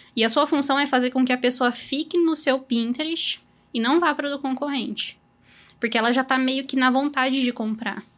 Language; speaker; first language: Portuguese; native; Portuguese